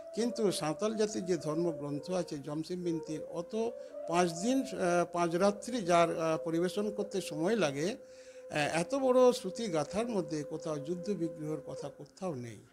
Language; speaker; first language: Bangla; non-native, local second language; Santali